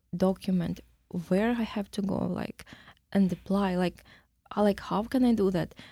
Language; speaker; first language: English; non-native, learner; Ukrainian